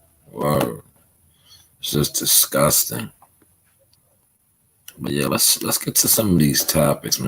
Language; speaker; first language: English; native; English